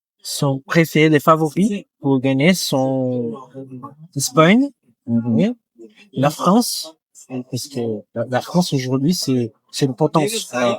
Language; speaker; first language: French; non-native, learner; Portuguese